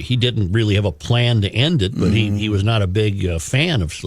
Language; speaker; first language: English; native; English